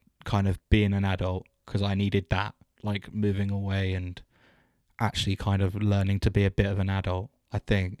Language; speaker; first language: English; native; English